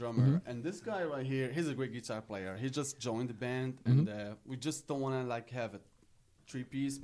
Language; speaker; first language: English; non-native, fluent; Arabic